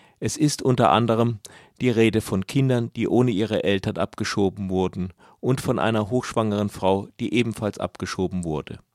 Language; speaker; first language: German; native; German